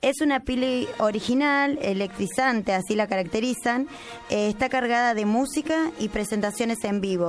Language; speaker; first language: Spanish; native; Spanish